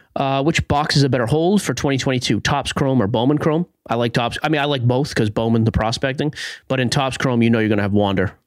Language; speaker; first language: English; native; English